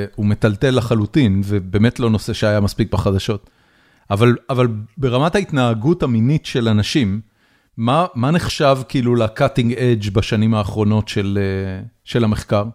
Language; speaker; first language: Hebrew; native; Hebrew